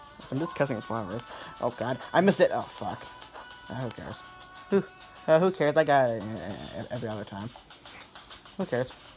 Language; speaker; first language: English; native; English